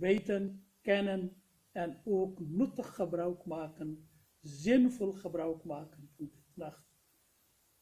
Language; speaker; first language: Dutch; non-native, fluent; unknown